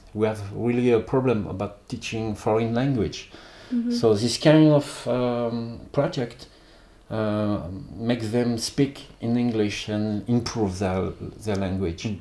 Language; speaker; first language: English; non-native, learner; French